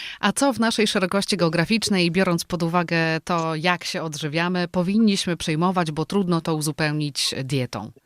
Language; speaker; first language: Polish; native; Polish